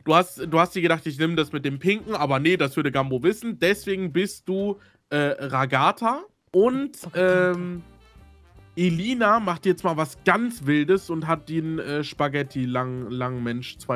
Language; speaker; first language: German; native; German